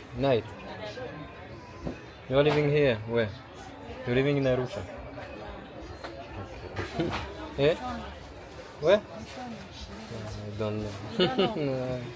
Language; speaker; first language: English; non-native, learner; French